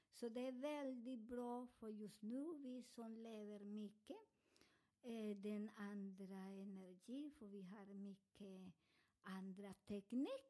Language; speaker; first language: Swedish; non-native, learner; Spanish